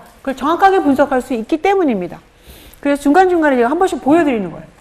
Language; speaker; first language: Korean; native; Korean